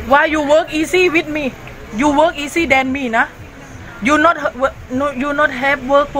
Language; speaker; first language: English; non-native, learner; Thai